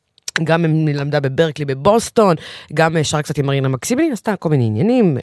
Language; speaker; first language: Hebrew; native; Hebrew